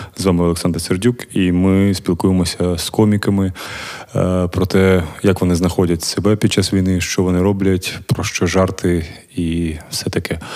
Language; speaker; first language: Ukrainian; native; Ukrainian